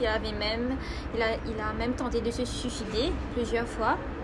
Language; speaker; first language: French; non-native, local second language; Morisyen